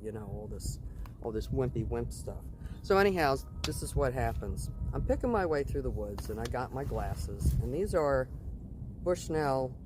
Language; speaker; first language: English; native; English